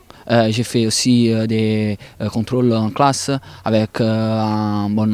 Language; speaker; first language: French; non-native, learner; Italian